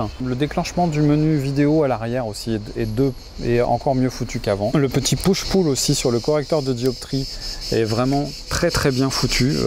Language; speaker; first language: French; native; French